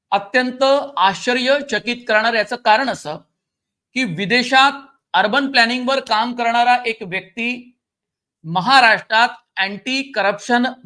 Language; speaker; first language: Marathi; native; Marathi